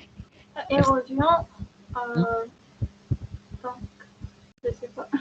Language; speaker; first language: French; non-native, local second language; Arabic